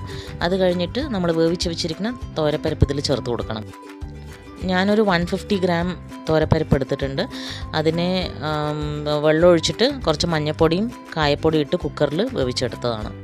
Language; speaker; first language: Malayalam; native; Malayalam